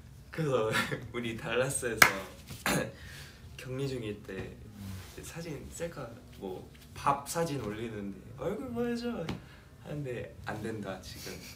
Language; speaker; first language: Korean; early bilingual, heritage; Korean